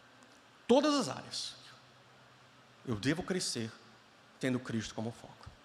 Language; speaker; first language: Portuguese; native; Portuguese